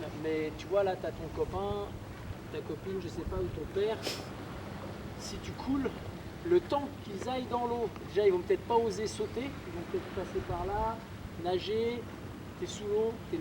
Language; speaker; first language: French; native; French